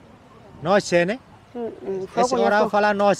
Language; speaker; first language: Portuguese; non-native, learner; Vietnamese